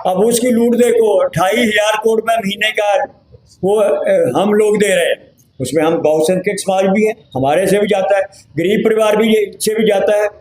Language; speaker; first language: Hindi; native; Hindi